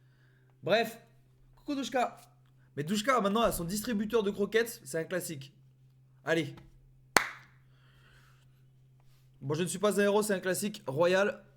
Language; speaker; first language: French; native; French